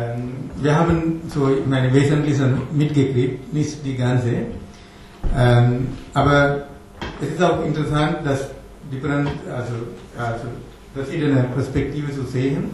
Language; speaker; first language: German; non-native, fluent; Tamil